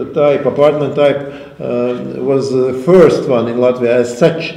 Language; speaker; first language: English; non-native, fluent; Latvian